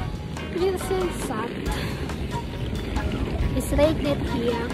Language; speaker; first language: German; non-native, learner; Cebuano